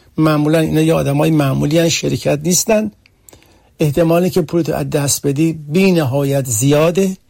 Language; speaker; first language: Persian; early bilingual, heritage; Persian